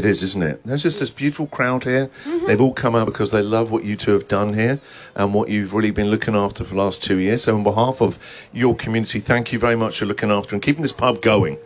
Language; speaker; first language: English; native; English